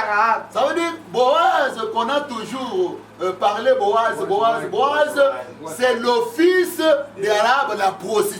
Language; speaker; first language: French; non-native, local second language; Lingala